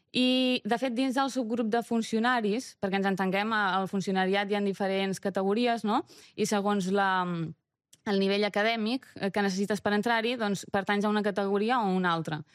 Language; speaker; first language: Catalan; early bilingual, other home language; Romanian